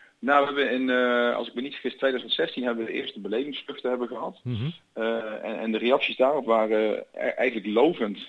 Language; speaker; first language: Dutch; native; Dutch